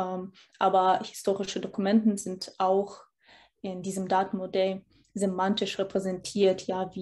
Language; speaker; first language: German; non-native, fluent; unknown